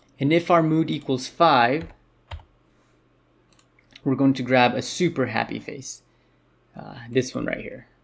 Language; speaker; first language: English; native; English